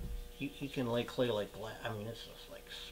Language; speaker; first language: English; native; English